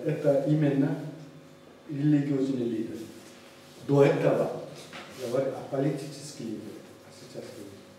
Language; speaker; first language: Russian; non-native, learner; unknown